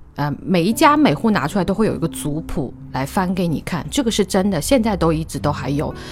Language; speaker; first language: Chinese; native; Chinese